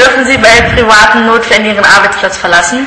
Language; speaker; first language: German; native; German